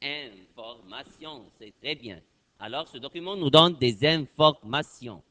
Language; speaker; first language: French; non-native, fluent; Arabic